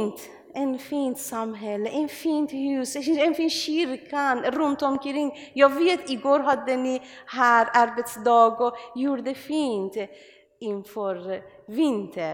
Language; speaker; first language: Swedish; non-native, learner; Persian